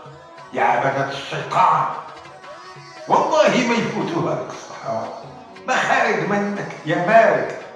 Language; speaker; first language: Arabic; native; Arabic